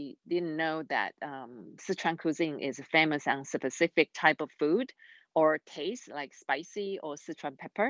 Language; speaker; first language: English; non-native, fluent; Chinese